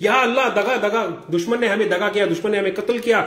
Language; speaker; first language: Hindi; non-native, local second language; Marathi